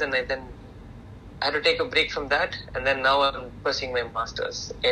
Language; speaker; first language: English; non-native, local second language; Tamil